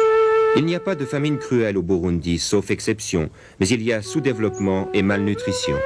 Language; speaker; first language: French; native; French